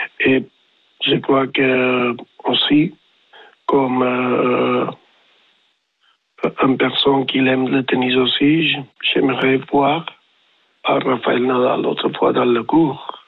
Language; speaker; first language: French; non-native, learner; Spanish